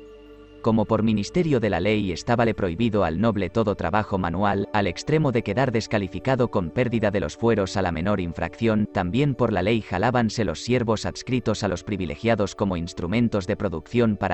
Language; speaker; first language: Spanish; native; Spanish